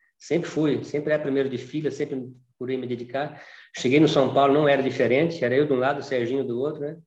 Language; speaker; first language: Portuguese; native; Portuguese